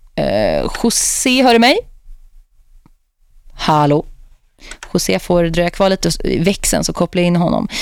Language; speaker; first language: Swedish; native; Swedish